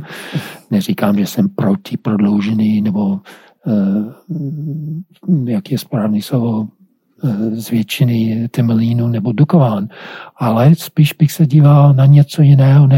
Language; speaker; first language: Czech; non-native, fluent; English